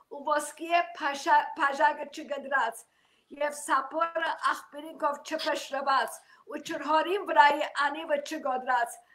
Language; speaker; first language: Armenian; early bilingual, heritage; Armenian